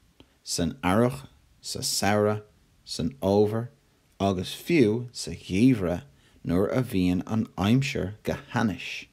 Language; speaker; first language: Irish; non-native, local second language; English